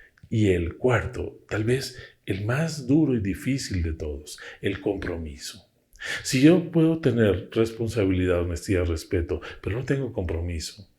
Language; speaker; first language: Spanish; native; Spanish